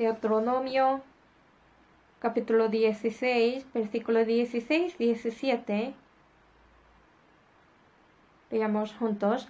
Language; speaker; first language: Spanish; non-native, fluent; Korean